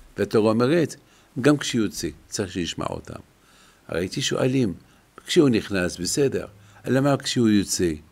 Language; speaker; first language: Hebrew; non-native, fluent; French